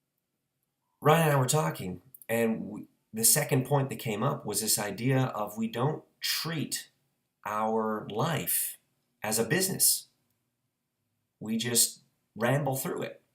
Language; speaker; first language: English; native; English